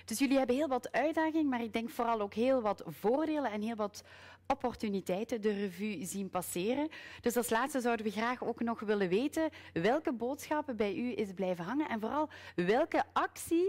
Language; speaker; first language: Dutch; native; Dutch